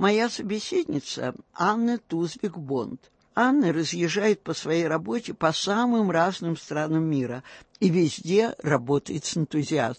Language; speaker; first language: Russian; native; Russian